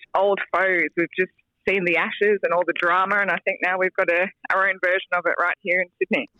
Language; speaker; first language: English; native; English